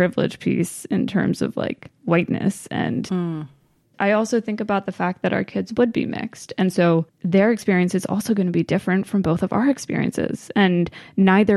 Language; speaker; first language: English; native; English